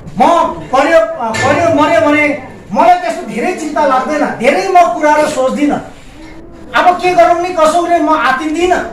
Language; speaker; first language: Nepali; non-native, local second language; Limbu